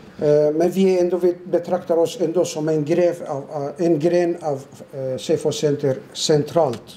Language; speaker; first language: Swedish; non-native, fluent; Turoyo